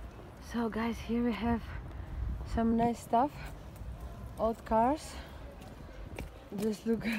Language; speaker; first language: English; non-native, learner; Russian